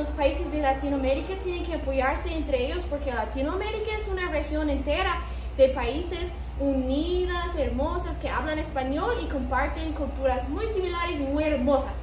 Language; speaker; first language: Spanish; non-native, fluent; English